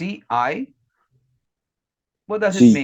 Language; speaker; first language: English; non-native, fluent; Portuguese